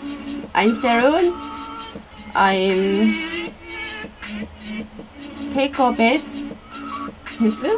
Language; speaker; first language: English; non-native, learner; Korean